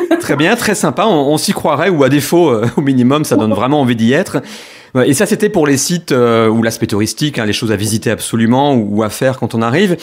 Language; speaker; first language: French; native; French